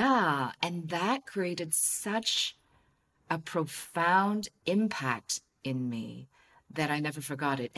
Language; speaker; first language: English; non-native, local second language; Cantonese